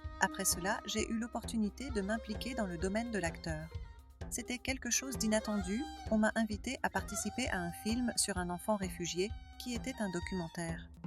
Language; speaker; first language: French; non-native, fluent; Arabic